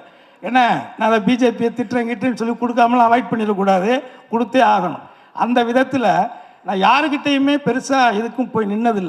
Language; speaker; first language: Tamil; native; Tamil